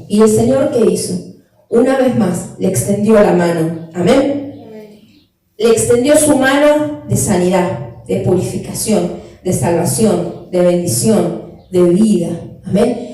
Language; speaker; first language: Spanish; native; Spanish